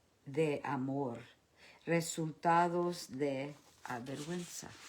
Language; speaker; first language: Spanish; early bilingual, heritage; Spanish